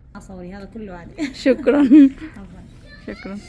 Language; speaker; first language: Arabic; non-native, learner; Bangla